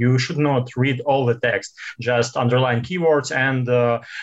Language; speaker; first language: English; non-native, fluent; Russian